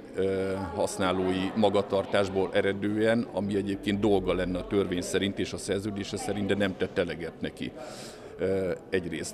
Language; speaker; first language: Hungarian; native; Hungarian